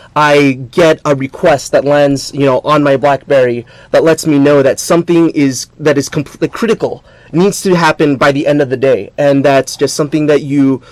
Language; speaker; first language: English; native; English